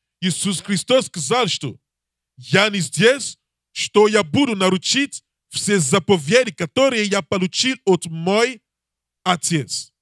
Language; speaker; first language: Russian; non-native, learner; English